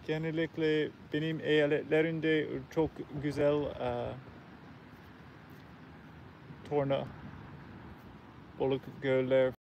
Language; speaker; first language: Turkish; non-native, learner; English